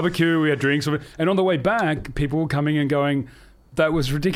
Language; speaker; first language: English; native; English